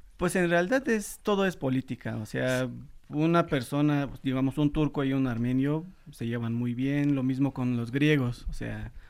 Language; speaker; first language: Spanish; non-native, fluent; Uzbek